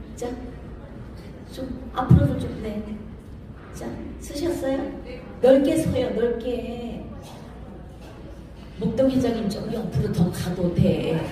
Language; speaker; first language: Korean; native; Korean